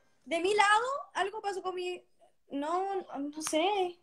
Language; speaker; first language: Spanish; early bilingual, heritage; Spanish